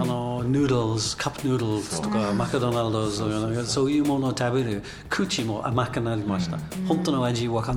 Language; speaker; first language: Japanese; non-native, learner; English